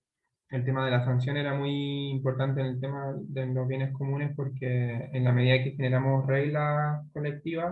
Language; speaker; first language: Spanish; native; Spanish